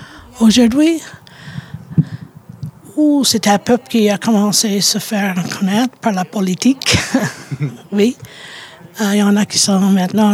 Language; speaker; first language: French; native; French